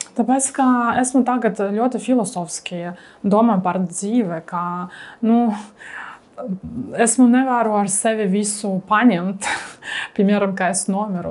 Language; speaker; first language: Latvian; non-native, learner; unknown